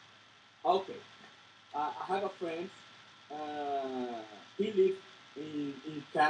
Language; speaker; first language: English; non-native, learner; Portuguese